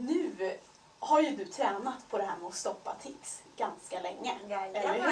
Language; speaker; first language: Swedish; native; Swedish